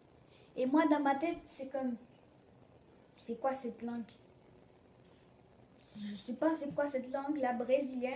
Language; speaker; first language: French; early bilingual, other home language; Portuguese